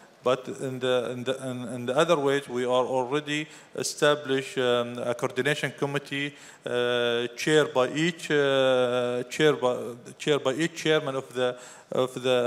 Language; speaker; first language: English; non-native, fluent; Arabic